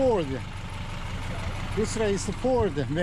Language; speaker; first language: English; non-native, local second language; Korean